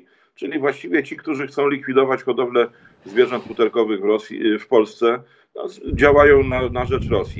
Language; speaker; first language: Polish; native; Polish